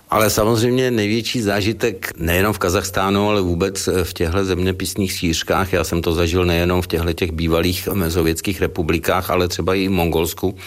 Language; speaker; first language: Czech; native; Czech